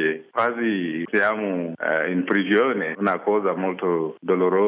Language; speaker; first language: Italian; non-native, fluent; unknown